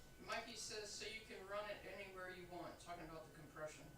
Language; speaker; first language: English; native; English